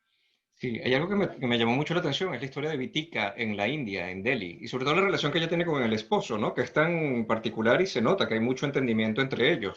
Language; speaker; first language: Spanish; native; Spanish